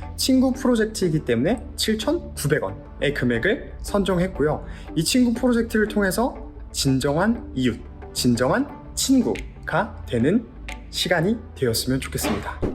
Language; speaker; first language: Korean; native; Korean